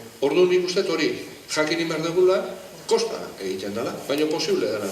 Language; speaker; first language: Basque; non-native, local second language; Spanish